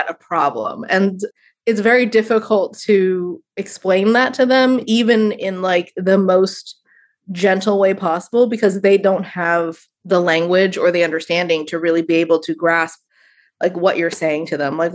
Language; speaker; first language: English; native; English